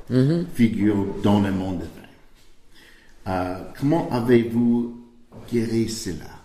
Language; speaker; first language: French; non-native, learner; English